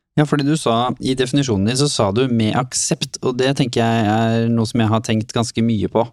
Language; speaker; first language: Norwegian; native; Norwegian